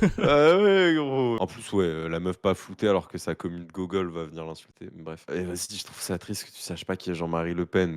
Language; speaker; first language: French; native; French